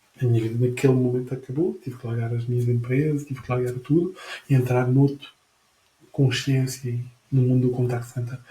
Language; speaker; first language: Portuguese; non-native, fluent; French